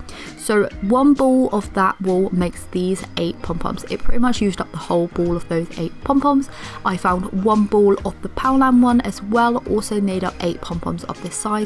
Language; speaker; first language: English; native; English